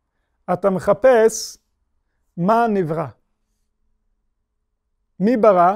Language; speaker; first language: Hebrew; non-native, fluent; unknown